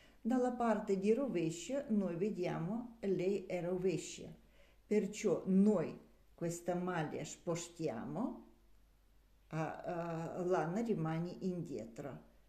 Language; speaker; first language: Italian; non-native, learner; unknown